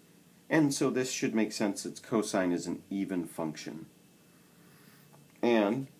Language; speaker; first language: English; native; English